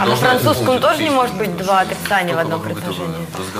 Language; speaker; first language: Russian; native; Russian